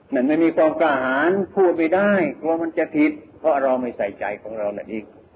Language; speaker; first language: Thai; non-native, local second language; Northeastern Thai